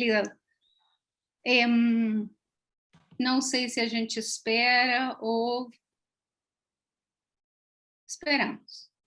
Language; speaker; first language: Portuguese; non-native, fluent; Spanish